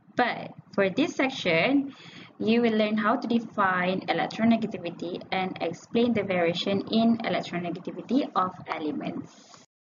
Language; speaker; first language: English; non-native, local second language; Malay